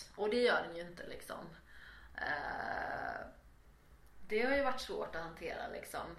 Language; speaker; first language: Swedish; native; Swedish